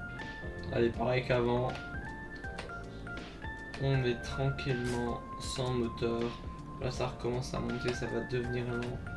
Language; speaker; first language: French; native; French